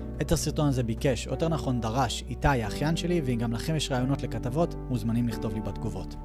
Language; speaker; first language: Hebrew; native; Hebrew